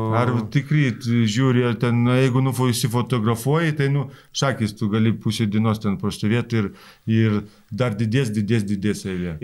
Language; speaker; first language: Lithuanian; non-native, local second language; Polish